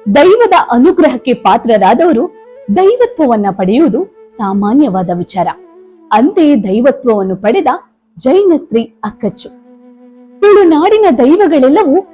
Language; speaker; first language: Kannada; non-native, local second language; Tulu